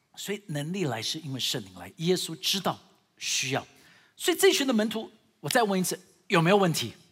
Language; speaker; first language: Chinese; early bilingual, heritage; Chinese